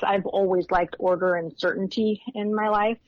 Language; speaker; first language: English; native; English